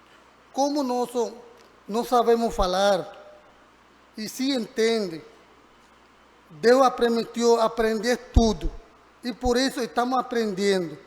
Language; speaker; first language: Portuguese; non-native, learner; Spanish